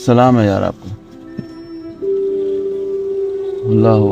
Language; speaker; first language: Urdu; non-native, local second language; Punjabi